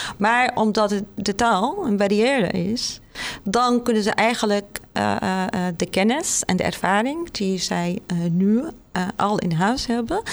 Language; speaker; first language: Dutch; non-native, fluent; Arabic